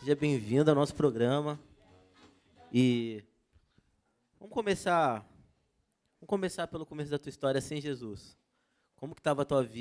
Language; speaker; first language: Portuguese; native; Portuguese